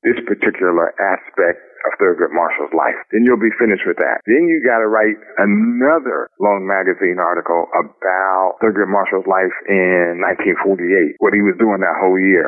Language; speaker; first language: English; native; English